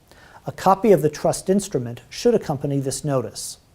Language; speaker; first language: English; native; English